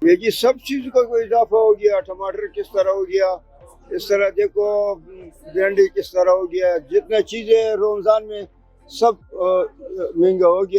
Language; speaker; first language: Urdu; non-native, local second language; Pashto